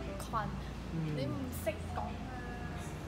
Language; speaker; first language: Cantonese; non-native, learner; Chinese